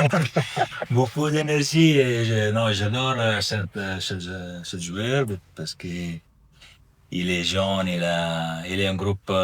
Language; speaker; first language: French; non-native, learner; Italian